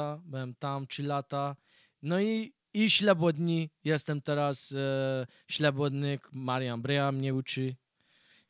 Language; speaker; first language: Polish; early bilingual, heritage; Polish